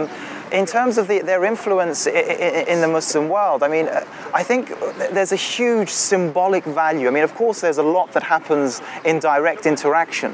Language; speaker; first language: English; native; English